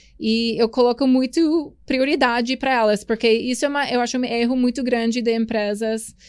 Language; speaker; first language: Portuguese; non-native, fluent; English